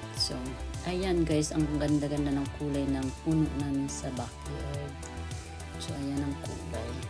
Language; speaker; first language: Filipino; native; Filipino